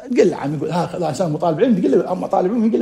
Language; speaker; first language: Arabic; native; Arabic